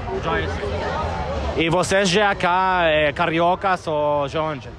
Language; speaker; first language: Portuguese; non-native, learner; Hebrew